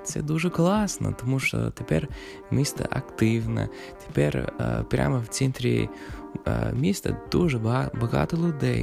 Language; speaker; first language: Ukrainian; non-native, fluent; English